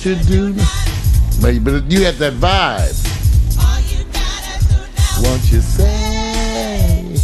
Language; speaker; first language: English; native; English